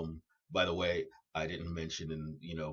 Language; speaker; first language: English; native; English